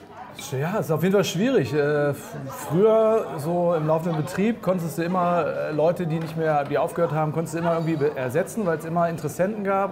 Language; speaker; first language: German; native; German